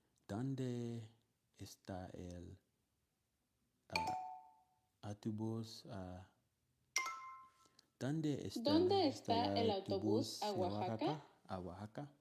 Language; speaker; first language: Spanish; non-native, learner; English